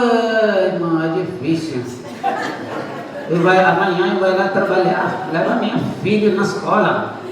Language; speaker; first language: Portuguese; non-native, learner; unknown